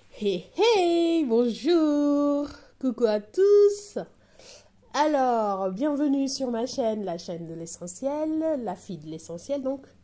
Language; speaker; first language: French; non-native, local second language; Wolof